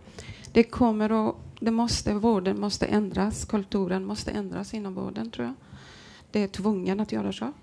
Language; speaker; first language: Swedish; non-native, fluent; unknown